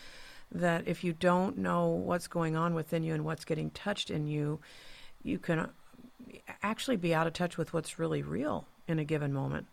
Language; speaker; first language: English; native; English